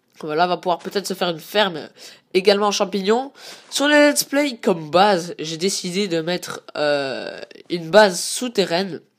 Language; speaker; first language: French; native; French